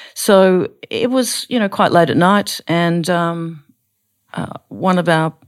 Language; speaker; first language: English; native; English